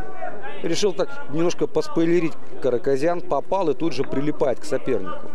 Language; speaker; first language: Russian; native; Russian